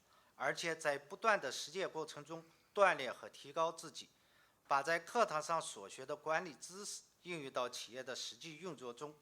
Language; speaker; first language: Chinese; native; Chinese